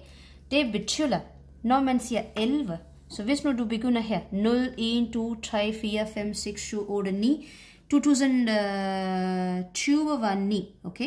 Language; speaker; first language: Danish; non-native, fluent; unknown